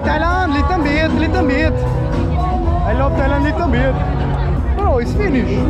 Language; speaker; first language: English; non-native, fluent; Italian